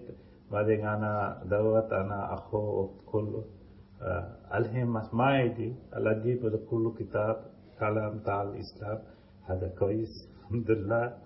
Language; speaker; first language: Arabic; non-native, learner; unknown